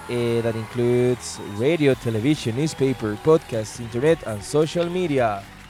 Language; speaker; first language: English; non-native, fluent; Spanish